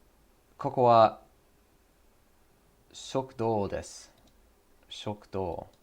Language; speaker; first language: Japanese; non-native, learner; English